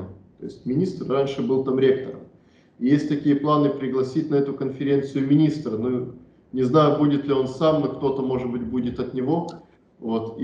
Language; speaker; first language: Russian; native; Russian